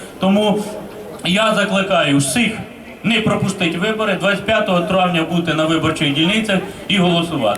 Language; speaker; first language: Ukrainian; native; Ukrainian